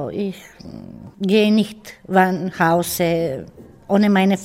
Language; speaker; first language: German; non-native, learner; Romanian